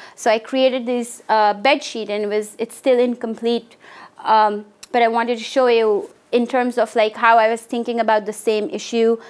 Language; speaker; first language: English; non-native, local second language; Hindi